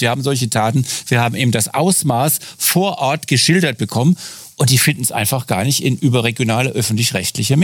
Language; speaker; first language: German; native; German